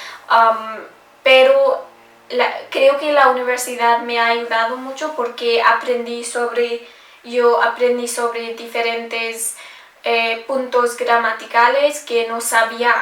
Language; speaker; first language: Spanish; non-native, learner; English